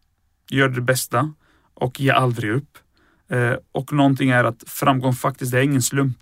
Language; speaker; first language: Swedish; early bilingual, other home language; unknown